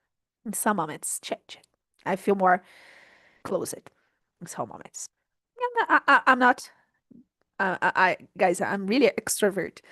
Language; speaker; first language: English; non-native, learner; Portuguese